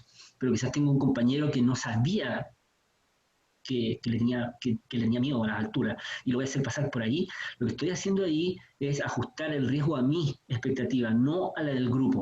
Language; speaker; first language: Spanish; native; Spanish